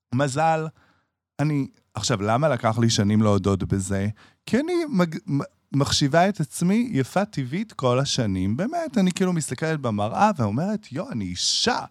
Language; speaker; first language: Hebrew; native; Hebrew